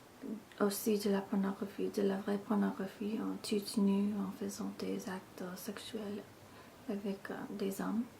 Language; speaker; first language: French; non-native, fluent; English